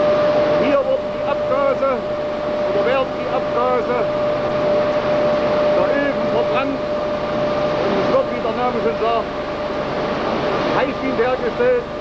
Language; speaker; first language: German; native; German